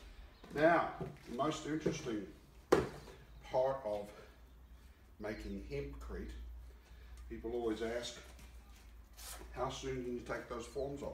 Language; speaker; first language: English; native; English